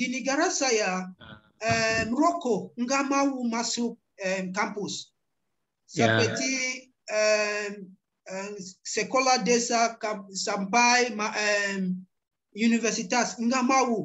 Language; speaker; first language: Indonesian; non-native, learner; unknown